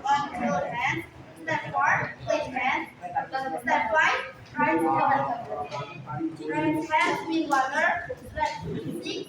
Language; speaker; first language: English; non-native, learner; Indonesian